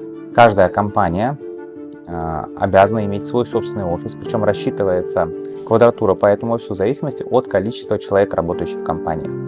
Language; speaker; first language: Russian; native; Russian